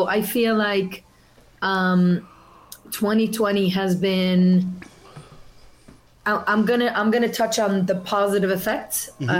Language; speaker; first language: English; non-native, fluent; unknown